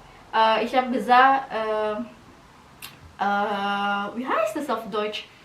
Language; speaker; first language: German; non-native, learner; Indonesian